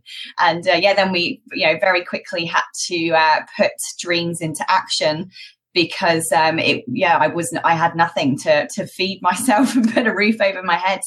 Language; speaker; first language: English; native; English